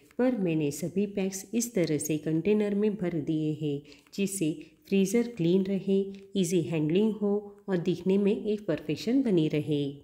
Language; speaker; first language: Hindi; non-native, local second language; Marathi